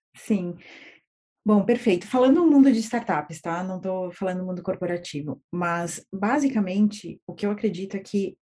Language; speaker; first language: Portuguese; native; Portuguese